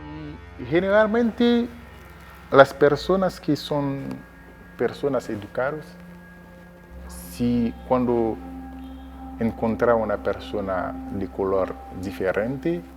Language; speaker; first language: Spanish; non-native, learner; Haitian Creole